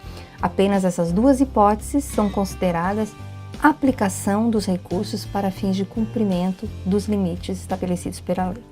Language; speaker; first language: Portuguese; native; Portuguese